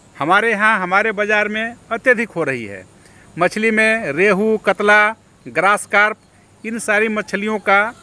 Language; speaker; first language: Hindi; native; Hindi